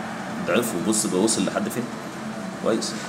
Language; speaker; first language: Arabic; native; Arabic